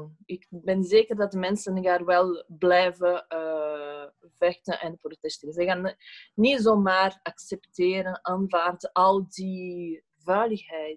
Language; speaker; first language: Dutch; non-native, fluent; Portuguese